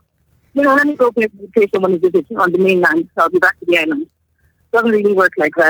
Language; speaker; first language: English; non-native, local second language; Yoruba